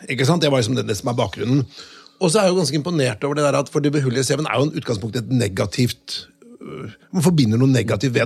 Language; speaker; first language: Norwegian; native; Norwegian